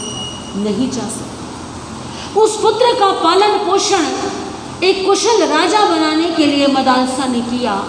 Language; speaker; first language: Hindi; native; Hindi